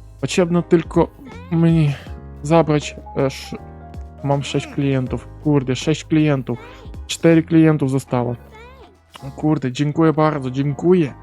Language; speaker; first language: Polish; non-native, learner; Ukrainian